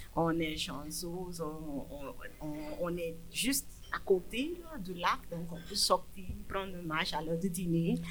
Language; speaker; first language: French; non-native, fluent; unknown